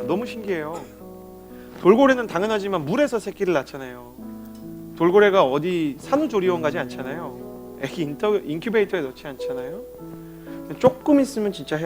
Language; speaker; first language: Korean; native; Korean